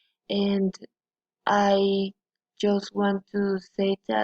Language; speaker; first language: English; non-native, learner; Spanish